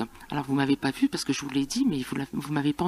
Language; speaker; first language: French; native; French